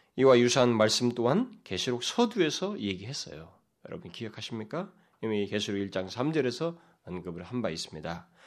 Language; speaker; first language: Korean; native; Korean